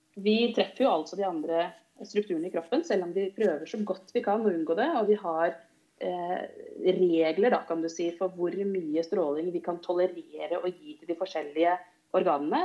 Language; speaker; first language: Norwegian; native; Norwegian